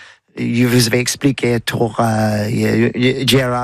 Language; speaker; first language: French; non-native, learner; English